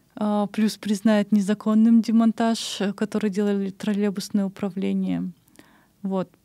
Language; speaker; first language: Russian; non-native, local second language; Kyrgyz